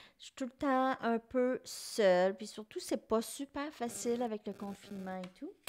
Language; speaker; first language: French; native; French